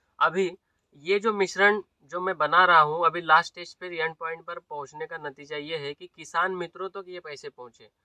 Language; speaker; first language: Hindi; non-native, local second language; Marathi